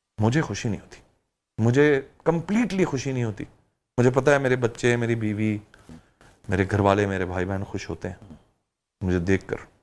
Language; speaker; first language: Urdu; early bilingual, heritage; Urdu